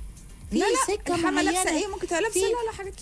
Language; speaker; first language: Arabic; native; Arabic